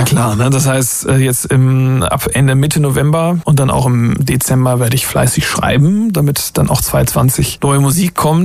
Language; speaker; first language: German; native; German